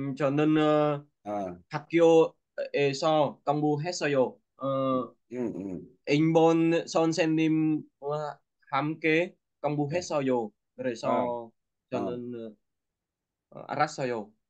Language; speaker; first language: Korean; non-native, learner; Vietnamese